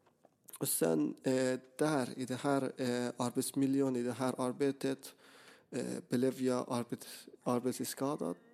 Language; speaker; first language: Swedish; non-native, fluent; Persian